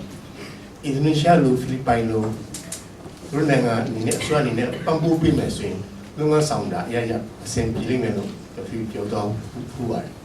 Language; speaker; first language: Burmese; non-native, local second language; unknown